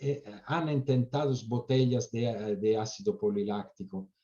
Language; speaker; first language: Spanish; non-native, fluent; Italian